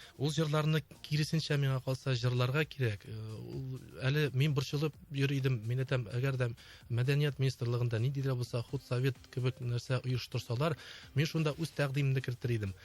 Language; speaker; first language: Tatar; native; Tatar